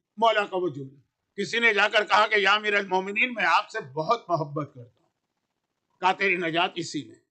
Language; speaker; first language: Urdu; native; Urdu